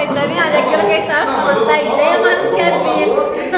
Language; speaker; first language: Portuguese; native; Portuguese